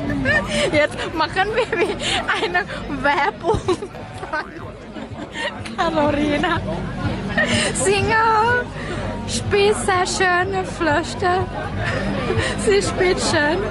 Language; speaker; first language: German; non-native, learner; Thai